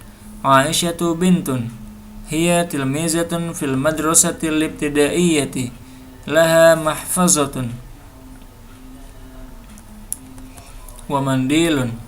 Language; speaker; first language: Arabic; non-native, fluent; Indonesian